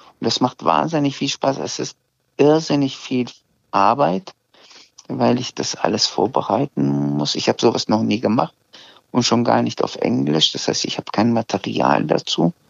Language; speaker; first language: German; early bilingual, other home language; Azerbaijani